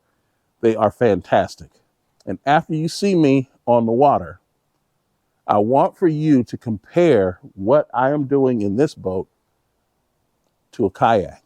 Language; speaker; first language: English; native; English